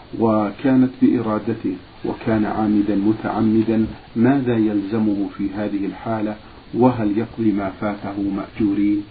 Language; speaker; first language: Arabic; native; Arabic